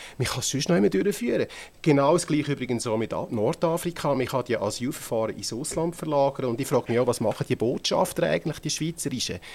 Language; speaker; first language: German; native; German